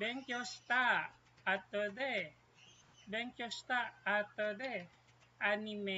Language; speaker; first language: Japanese; non-native, fluent; Filipino